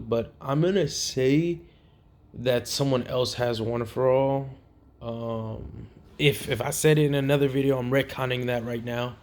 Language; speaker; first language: English; native; English